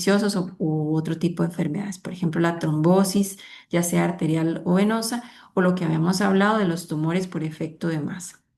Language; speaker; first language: Spanish; native; Spanish